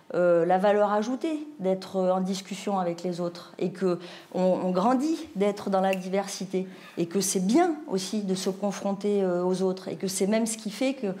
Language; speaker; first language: French; native; French